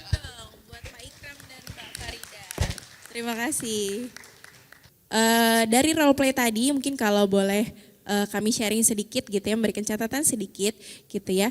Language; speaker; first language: Indonesian; native; Indonesian